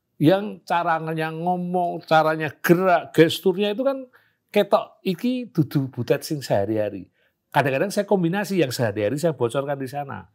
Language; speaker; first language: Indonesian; non-native, local second language; Javanese